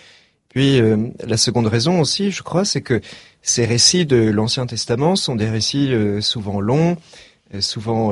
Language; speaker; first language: French; native; French